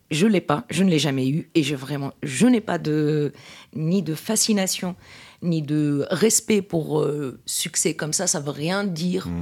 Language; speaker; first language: French; non-native, local second language; Arabic